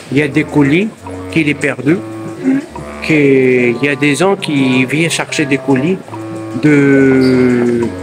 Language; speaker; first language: French; non-native, learner; Greek